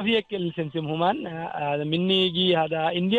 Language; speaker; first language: Arabic; non-native, learner; Bangla